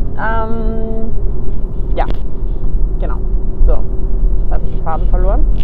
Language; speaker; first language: German; native; German